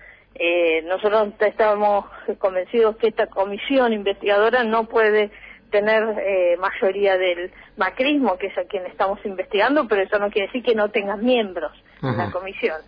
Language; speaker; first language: Spanish; native; Spanish